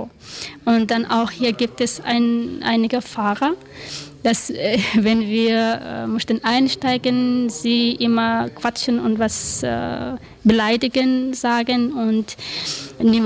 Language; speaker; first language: German; non-native, learner; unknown